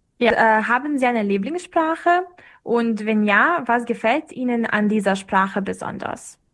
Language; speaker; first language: German; non-native, fluent; Serbian